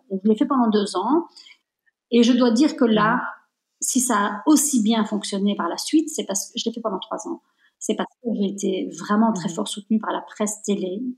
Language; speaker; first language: French; native; French